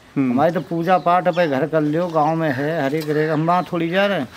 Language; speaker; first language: Hindi; native; Hindi